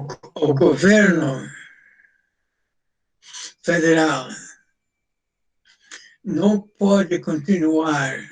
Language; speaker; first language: Portuguese; non-native, fluent; English